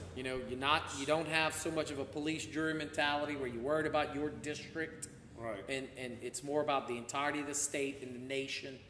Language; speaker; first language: English; native; English